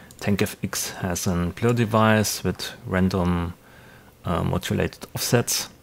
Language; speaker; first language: English; non-native, fluent; German